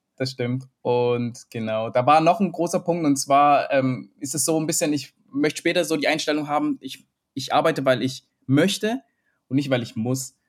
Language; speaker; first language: German; early bilingual, other home language; Vietnamese